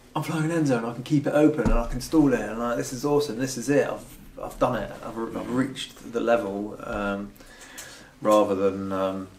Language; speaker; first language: English; native; English